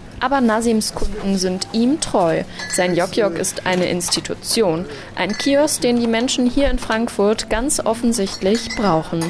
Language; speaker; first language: German; native; German